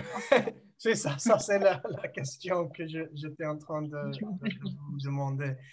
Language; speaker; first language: French; non-native, learner; English